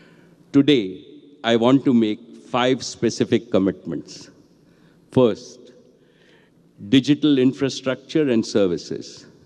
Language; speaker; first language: English; non-native, local second language; Gujarati